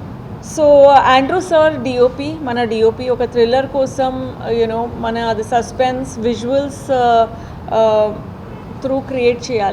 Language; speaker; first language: Telugu; non-native, fluent; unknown